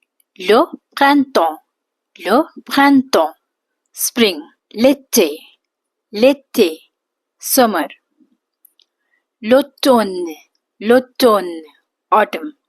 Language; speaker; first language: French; non-native, fluent; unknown